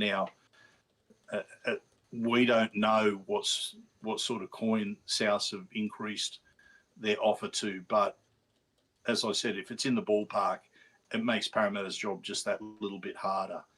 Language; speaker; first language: English; native; English